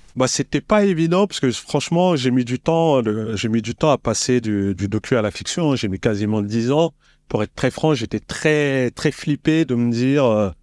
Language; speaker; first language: French; native; French